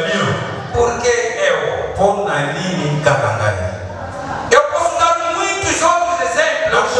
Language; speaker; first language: Portuguese; non-native, fluent; Lingala